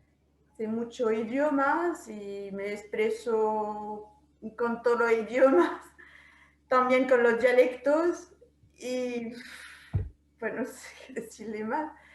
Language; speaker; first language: Spanish; non-native, fluent; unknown